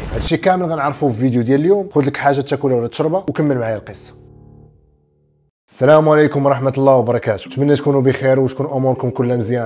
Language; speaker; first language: Arabic; native; Arabic